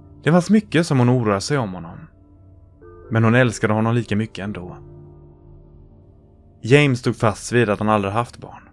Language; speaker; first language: Swedish; native; Swedish